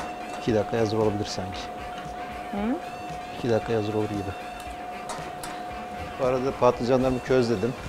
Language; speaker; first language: Turkish; native; Turkish